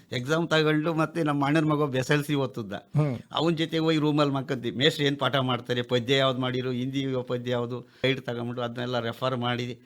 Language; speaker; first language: Kannada; native; Kannada